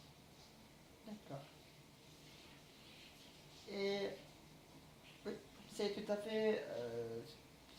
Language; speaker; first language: French; non-native, learner; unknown